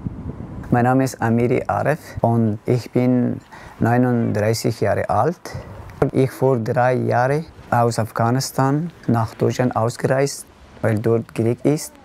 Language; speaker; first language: German; non-native, learner; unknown